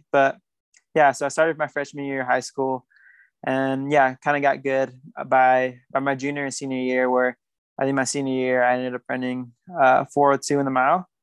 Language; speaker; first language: English; native; English